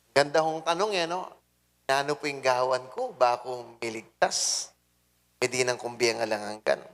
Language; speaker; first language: Filipino; non-native, local second language; Pampanga